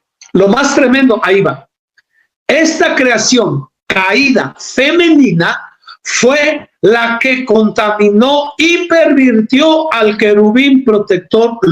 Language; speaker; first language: Spanish; native; Spanish